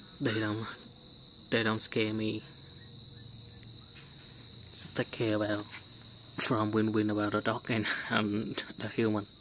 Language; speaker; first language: English; non-native, learner; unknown